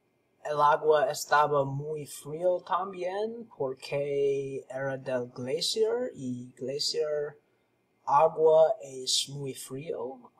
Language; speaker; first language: Spanish; non-native, learner; English